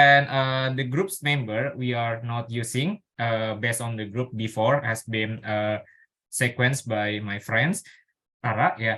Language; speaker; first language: English; non-native, learner; Indonesian